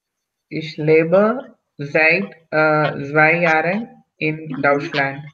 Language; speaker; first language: German; non-native, learner; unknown